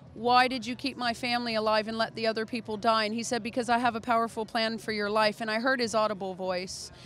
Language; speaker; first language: English; native; English